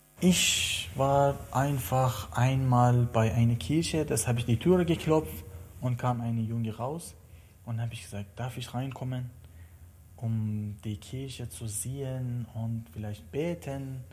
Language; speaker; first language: German; non-native, learner; Persian